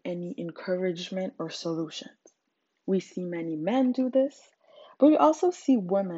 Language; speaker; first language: English; non-native, local second language; Shona